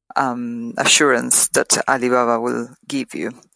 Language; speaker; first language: English; non-native, fluent; Spanish